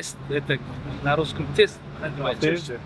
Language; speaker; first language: Russian; non-native, local second language; Uzbek